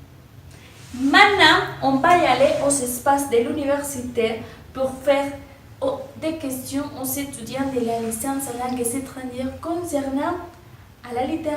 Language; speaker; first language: French; non-native, learner; Spanish